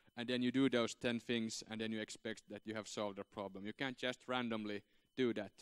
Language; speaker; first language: English; non-native, fluent; Finnish